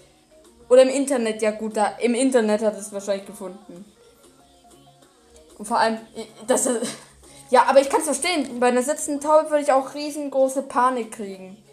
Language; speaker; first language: German; native; German